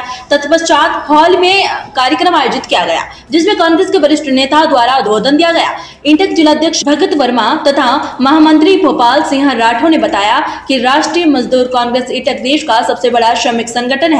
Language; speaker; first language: Hindi; native; Hindi